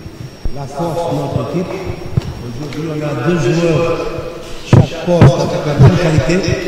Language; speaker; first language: French; non-native, learner; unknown